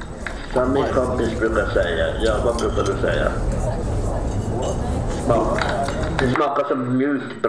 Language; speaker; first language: Swedish; early bilingual, other home language; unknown